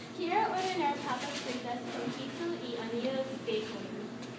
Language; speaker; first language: Spanish; non-native, learner; English